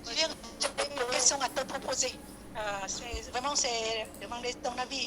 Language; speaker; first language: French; non-native, learner; Vietnamese